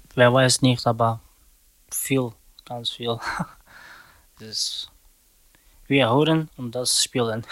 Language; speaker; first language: German; non-native, learner; Slovak